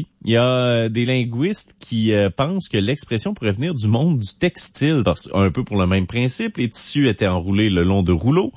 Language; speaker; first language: French; native; French